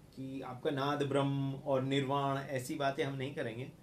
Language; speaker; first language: Hindi; non-native, local second language; Gujarati